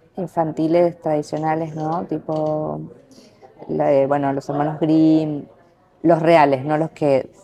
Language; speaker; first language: Spanish; native; Spanish